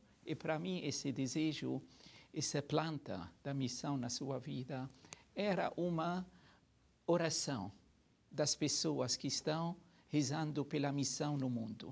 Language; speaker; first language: Portuguese; non-native, fluent; Arabic